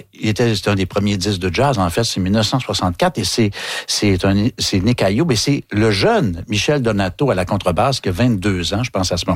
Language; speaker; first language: French; native; French